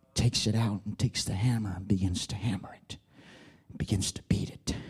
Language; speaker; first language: English; early bilingual, other home language; Spanish